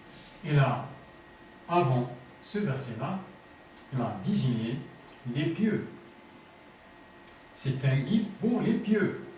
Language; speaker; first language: French; non-native, fluent; Arabic